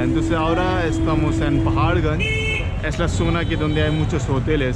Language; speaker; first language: Spanish; non-native, learner; Hindi